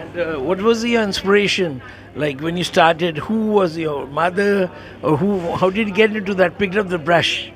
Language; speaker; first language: English; non-native, local second language; Bangla